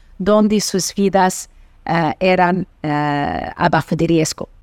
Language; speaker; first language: Spanish; non-native, fluent; Portuguese